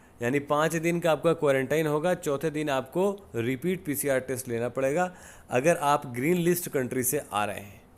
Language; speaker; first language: Hindi; native; Hindi